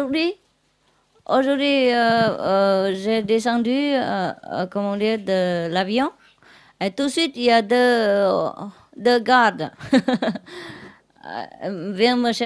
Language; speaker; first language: French; non-native, learner; Vietnamese